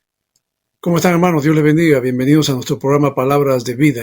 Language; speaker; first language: Spanish; native; Spanish